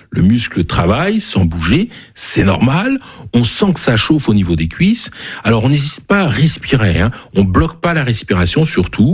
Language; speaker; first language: French; native; French